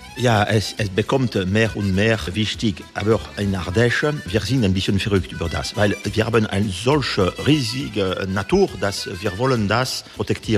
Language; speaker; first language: German; non-native, fluent; French